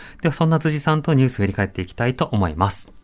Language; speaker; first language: Japanese; native; Japanese